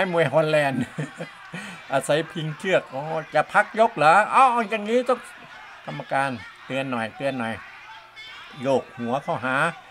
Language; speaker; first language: Thai; native; Thai